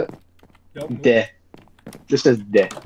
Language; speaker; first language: English; native; English